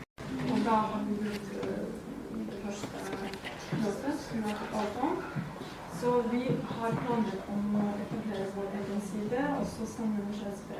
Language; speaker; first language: Norwegian; non-native, fluent; Ukrainian